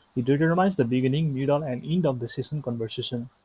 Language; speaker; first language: English; non-native, local second language; Nepali